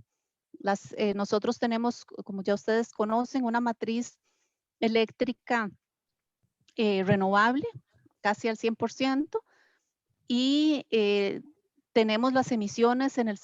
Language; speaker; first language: Spanish; native; Spanish